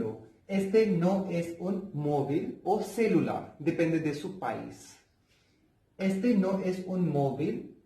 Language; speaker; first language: Spanish; non-native, learner; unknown